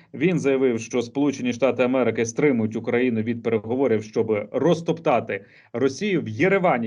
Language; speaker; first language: Ukrainian; native; Ukrainian